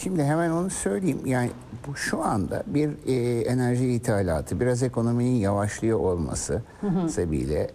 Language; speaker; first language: Turkish; native; Turkish